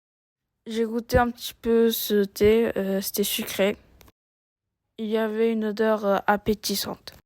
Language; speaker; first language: French; non-native, learner; Japanese